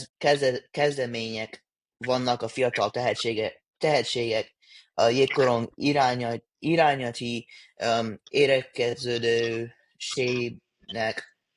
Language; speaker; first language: Hungarian; early bilingual, heritage; English